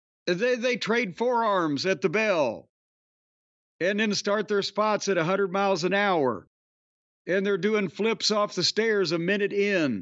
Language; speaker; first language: English; native; English